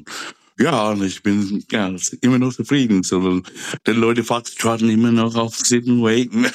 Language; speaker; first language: German; non-native, fluent; English